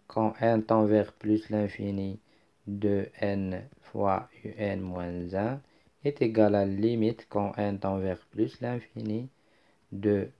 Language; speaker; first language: French; non-native, local second language; Arabic